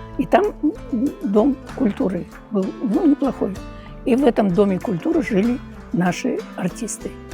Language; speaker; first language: Russian; non-native, local second language; Uyghur